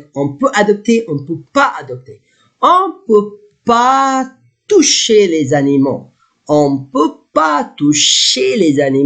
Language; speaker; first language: French; non-native, fluent; Arabic